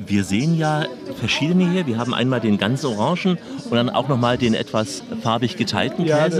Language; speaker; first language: German; native; German